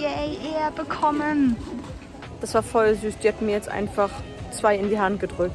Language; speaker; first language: German; native; German